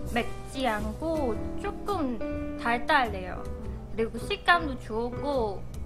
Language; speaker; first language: Korean; non-native, fluent; Cantonese